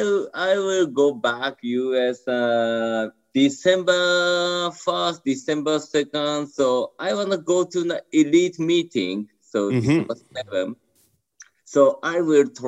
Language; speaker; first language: English; non-native, learner; Japanese